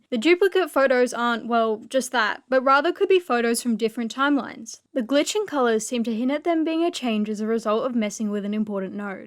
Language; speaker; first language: English; native; English